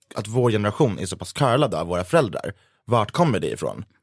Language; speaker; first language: Swedish; native; Swedish